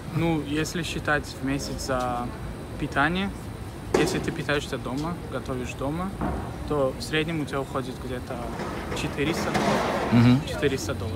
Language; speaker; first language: Russian; non-native, local second language; Tajik